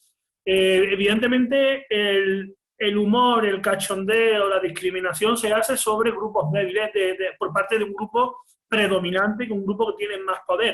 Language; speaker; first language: Spanish; native; Spanish